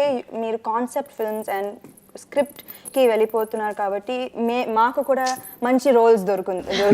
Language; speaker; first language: Telugu; non-native, fluent; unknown